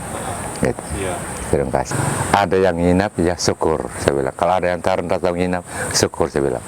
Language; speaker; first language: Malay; non-native, local second language; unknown